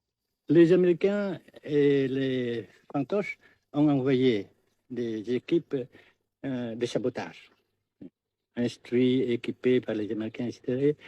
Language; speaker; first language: French; non-native, fluent; Vietnamese